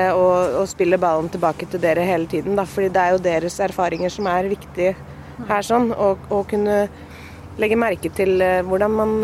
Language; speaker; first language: Norwegian; native; Norwegian